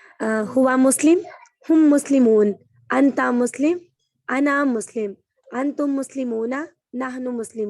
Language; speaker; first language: Arabic; non-native, learner; Urdu